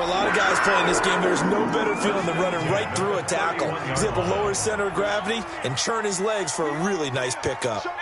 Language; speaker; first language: English; native; English